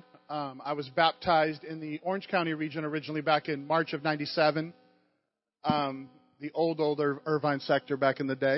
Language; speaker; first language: English; native; English